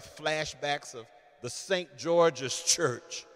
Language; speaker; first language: English; native; English